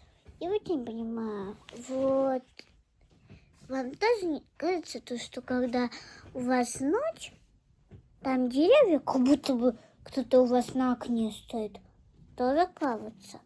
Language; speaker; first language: Russian; early bilingual, other home language; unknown